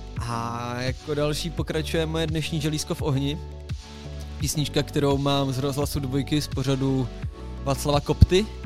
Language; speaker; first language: Czech; native; Czech